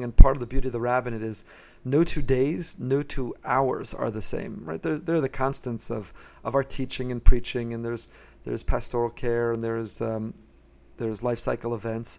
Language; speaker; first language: English; native; English